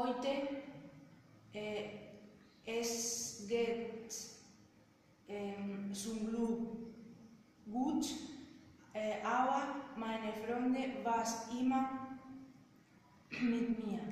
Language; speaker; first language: German; non-native, learner; Spanish